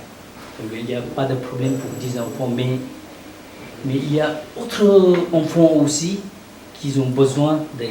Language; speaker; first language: French; non-native, learner; Nepali